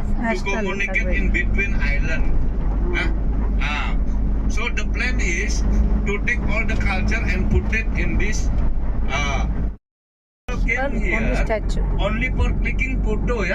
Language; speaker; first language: English; non-native, learner; Balinese